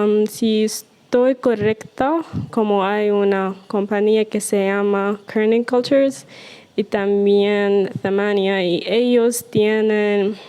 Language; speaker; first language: Spanish; non-native, learner; Arabic